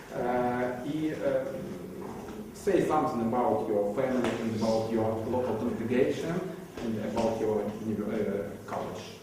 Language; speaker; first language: English; non-native, learner; Ukrainian